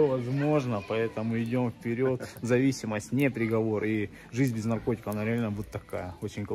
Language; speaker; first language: Russian; native; Russian